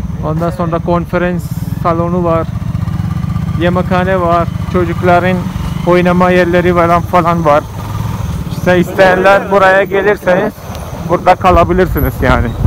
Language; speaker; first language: Turkish; non-native, fluent; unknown